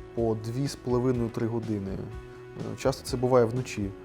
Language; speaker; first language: Ukrainian; native; Ukrainian